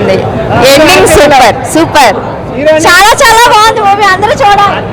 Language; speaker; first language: Telugu; native; Telugu